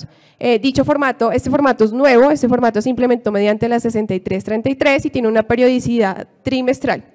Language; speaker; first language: Spanish; native; Spanish